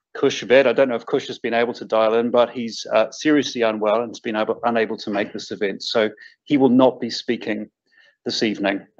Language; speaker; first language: English; native; English